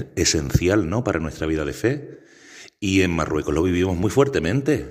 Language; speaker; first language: Spanish; native; Spanish